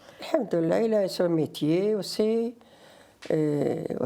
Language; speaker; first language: French; non-native, learner; Riffian